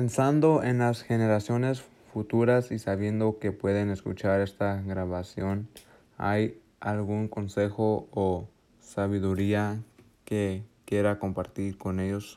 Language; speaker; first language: Spanish; early bilingual, heritage; Spanish